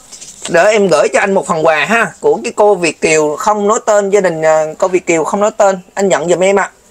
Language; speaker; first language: Vietnamese; native; Vietnamese